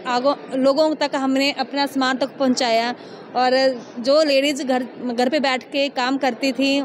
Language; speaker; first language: Hindi; native; Hindi